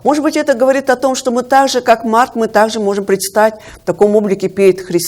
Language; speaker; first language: Russian; native; Russian